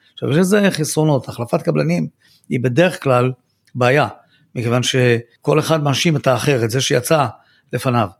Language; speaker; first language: Hebrew; native; Hebrew